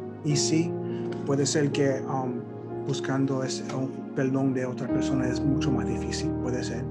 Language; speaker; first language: Spanish; early bilingual, heritage; Spanish